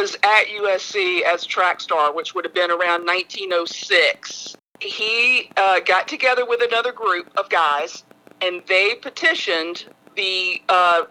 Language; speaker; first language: English; native; English